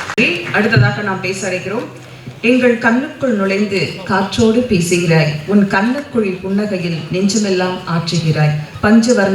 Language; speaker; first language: Tamil; native; Tamil